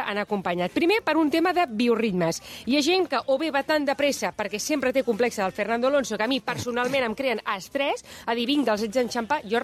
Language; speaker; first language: Catalan; native; Catalan